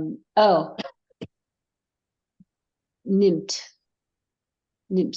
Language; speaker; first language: German; non-native, learner; English